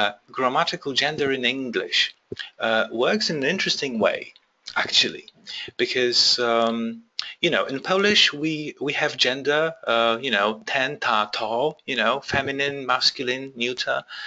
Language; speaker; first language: English; non-native, fluent; Polish